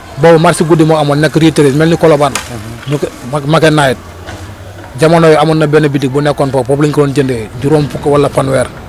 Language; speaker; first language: Wolof; native; Wolof